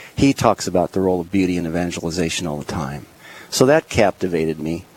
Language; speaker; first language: English; native; English